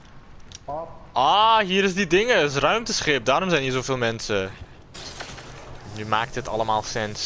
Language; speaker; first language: Dutch; early bilingual, other home language; Turkish